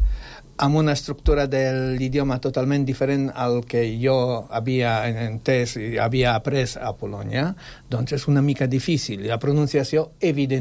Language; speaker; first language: Catalan; non-native, fluent; Polish